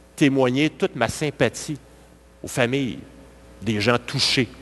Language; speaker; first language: French; native; French